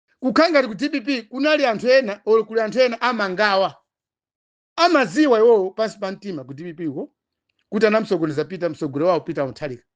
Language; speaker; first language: Nyanja; non-native, local second language; Tumbuka